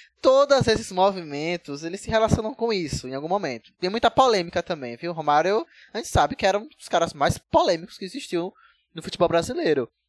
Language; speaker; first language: Portuguese; native; Portuguese